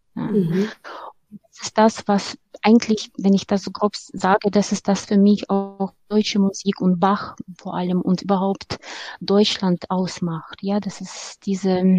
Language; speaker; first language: German; non-native, fluent; Ukrainian